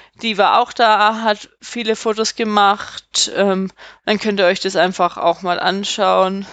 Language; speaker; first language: German; native; German